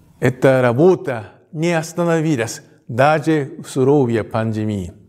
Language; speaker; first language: Russian; non-native, fluent; Japanese